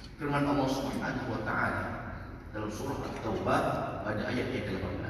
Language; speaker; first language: Malay; native; Malay